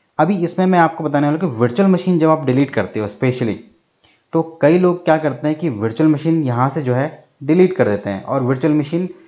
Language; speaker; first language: Hindi; native; Hindi